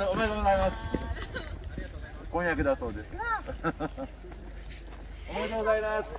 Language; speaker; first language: Japanese; native; Japanese